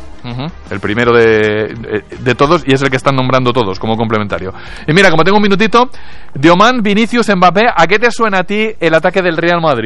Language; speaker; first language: Spanish; native; Spanish